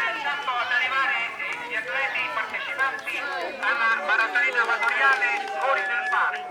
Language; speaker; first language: Italian; native; Italian